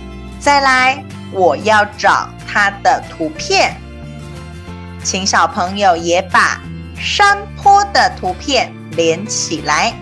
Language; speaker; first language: Chinese; native; Chinese